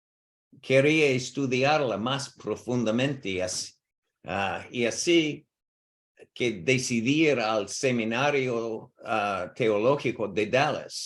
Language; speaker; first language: Spanish; non-native, learner; English